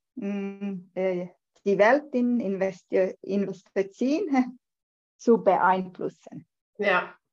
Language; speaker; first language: German; non-native, learner; Estonian